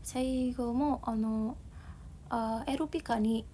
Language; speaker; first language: Japanese; non-native, learner; Indonesian